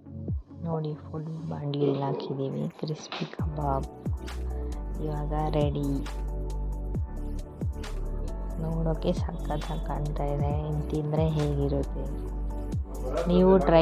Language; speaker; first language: Kannada; native; Kannada